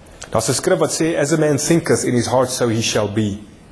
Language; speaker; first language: English; non-native, local second language; Afrikaans